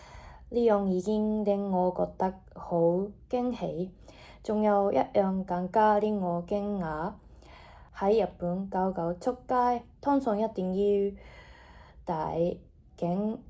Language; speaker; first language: Cantonese; non-native, fluent; Japanese